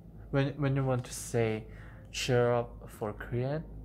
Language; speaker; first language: English; non-native, learner; Korean